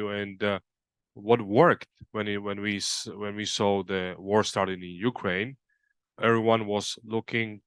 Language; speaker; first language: English; non-native, fluent; Georgian